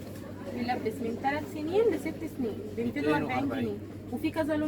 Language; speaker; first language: Arabic; native; Arabic